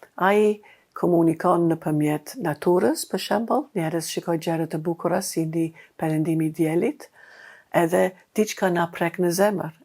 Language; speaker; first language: Albanian; non-native, fluent; English